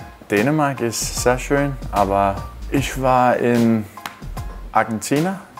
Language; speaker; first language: German; non-native, learner; Danish